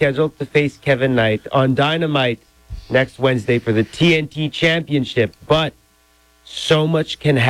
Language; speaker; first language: English; non-native, fluent; French